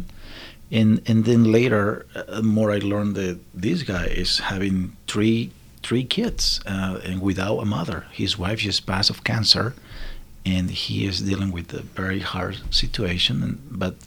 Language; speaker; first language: English; non-native, learner; Spanish